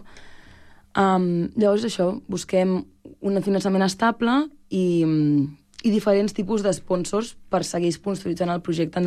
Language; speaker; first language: Catalan; native; Catalan